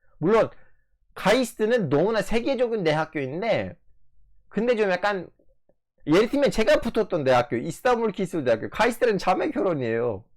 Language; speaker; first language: Korean; non-native, fluent; Turkish